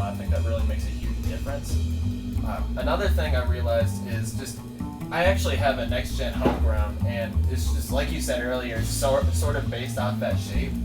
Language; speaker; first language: English; native; English